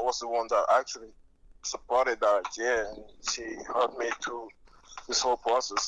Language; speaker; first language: English; non-native, local second language; French